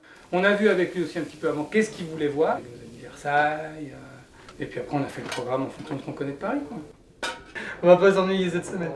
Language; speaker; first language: French; native; French